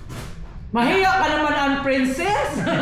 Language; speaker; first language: Filipino; native; Filipino